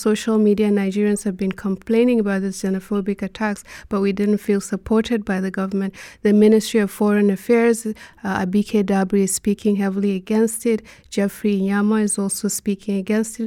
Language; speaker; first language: English; non-native, local second language; Hausa